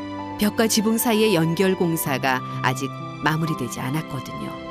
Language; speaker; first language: Korean; native; Korean